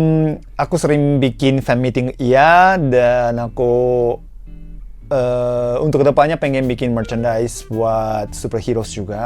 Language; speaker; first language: Indonesian; non-native, fluent; Japanese